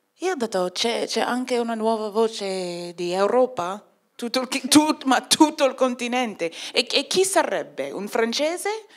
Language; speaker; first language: Italian; non-native, fluent; English